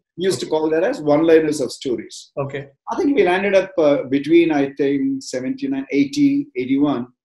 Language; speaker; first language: English; non-native, local second language; Tamil